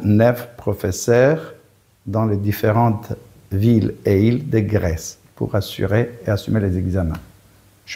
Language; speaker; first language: French; non-native, fluent; Greek